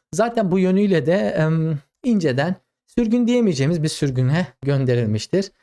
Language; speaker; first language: Turkish; native; Turkish